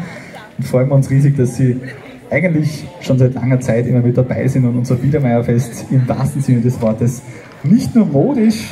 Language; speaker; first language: German; native; German